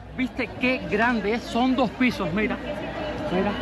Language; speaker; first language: Spanish; native; Spanish